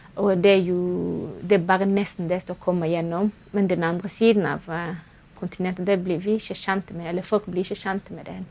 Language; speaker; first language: Norwegian; non-native, fluent; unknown